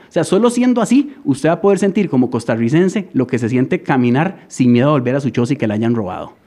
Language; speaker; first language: Spanish; native; Spanish